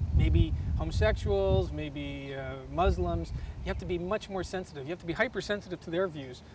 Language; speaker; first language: English; native; English